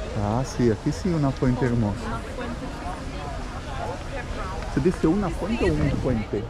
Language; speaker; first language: Spanish; non-native, fluent; Portuguese